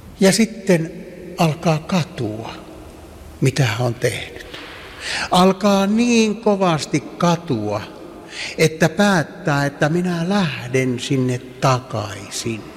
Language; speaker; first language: Finnish; native; Finnish